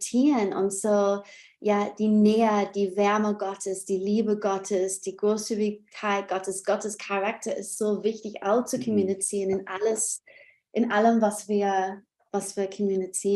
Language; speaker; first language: German; non-native, fluent; English